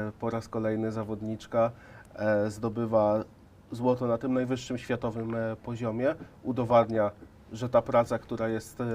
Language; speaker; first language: Polish; native; Polish